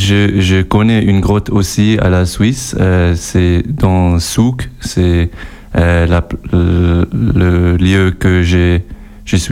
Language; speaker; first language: French; non-native, local second language; German